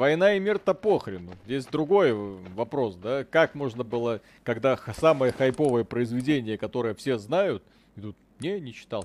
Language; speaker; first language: Russian; native; Russian